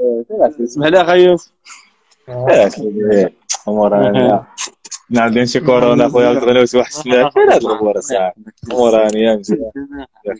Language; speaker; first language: Arabic; native; Arabic